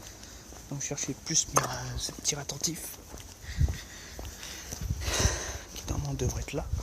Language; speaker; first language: French; native; French